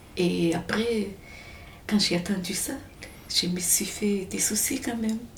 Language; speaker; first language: French; non-native, local second language; Malagasy